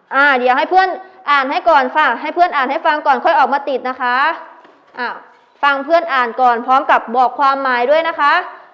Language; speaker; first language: Thai; native; Thai